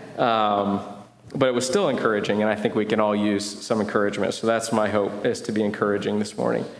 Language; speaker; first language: English; native; English